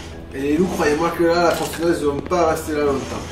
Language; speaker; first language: French; native; French